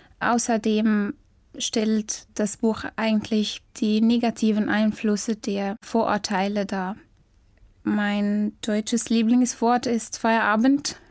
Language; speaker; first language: German; non-native, fluent; Arabic